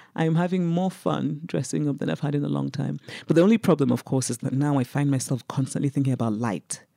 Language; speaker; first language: English; non-native, local second language; Igbo